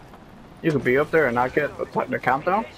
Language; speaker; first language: English; native; English